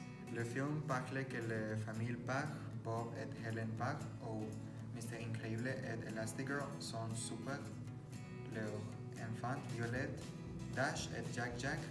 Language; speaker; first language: French; non-native, learner; Spanish